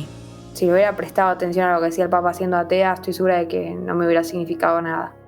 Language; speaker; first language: Spanish; native; Spanish